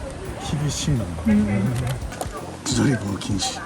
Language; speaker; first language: Japanese; native; Japanese